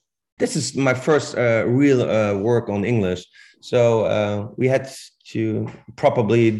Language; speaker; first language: English; non-native, fluent; Swiss German